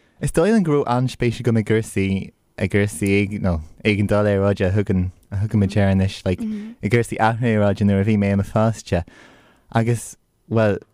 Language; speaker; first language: Irish; non-native, local second language; English